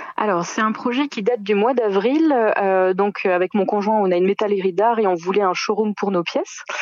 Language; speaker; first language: French; native; French